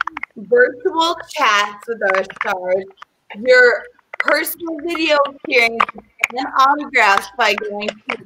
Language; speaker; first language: English; native; English